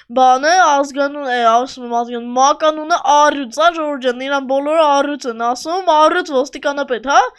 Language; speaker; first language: Armenian; native; Armenian